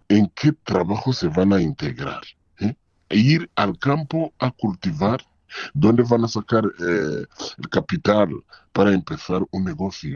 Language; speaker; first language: Spanish; non-native, fluent; Kinyarwanda